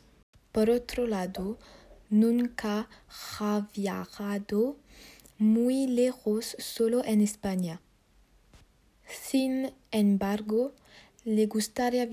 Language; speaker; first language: Spanish; non-native, learner; French